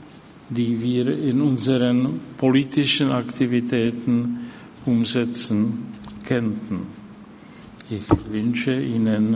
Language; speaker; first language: German; non-native, fluent; Czech